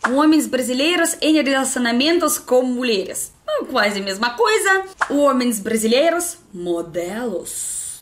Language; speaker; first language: Portuguese; non-native, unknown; Russian